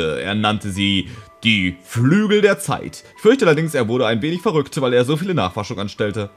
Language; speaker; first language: German; native; German